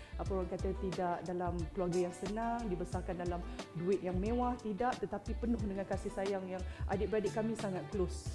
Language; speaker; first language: Malay; native; Malay